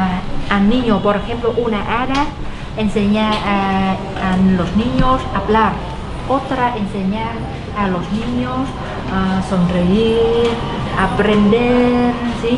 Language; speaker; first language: Spanish; non-native, learner; Vietnamese